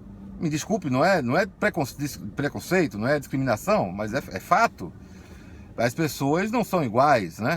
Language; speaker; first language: Portuguese; native; Portuguese